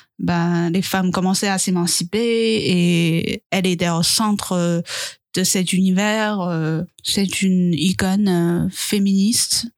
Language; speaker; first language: French; non-native, fluent; Chinese